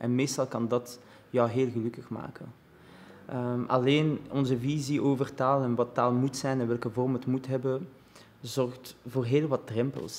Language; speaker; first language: Dutch; early bilingual, other home language; Arabic